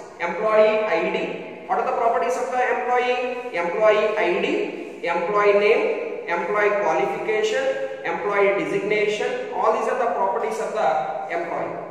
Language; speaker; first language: English; non-native, local second language; Telugu